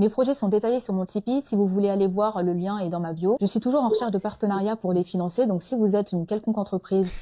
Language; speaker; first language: French; native; French